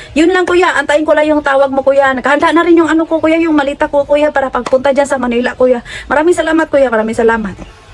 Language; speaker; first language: Filipino; non-native, local second language; Hiligaynon